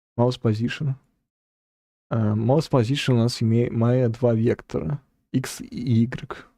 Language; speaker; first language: Belarusian; non-native, local second language; Russian